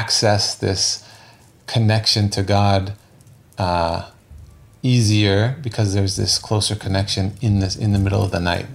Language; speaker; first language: English; native; English